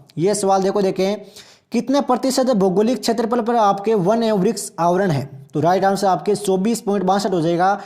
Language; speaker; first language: Hindi; native; Hindi